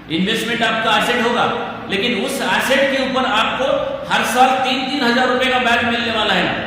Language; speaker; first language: Hindi; non-native, local second language; Marathi